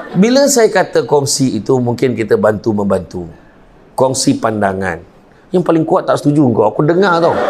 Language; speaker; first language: Malay; native; Malay